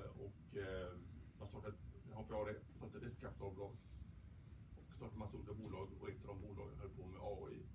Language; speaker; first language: Swedish; native; Swedish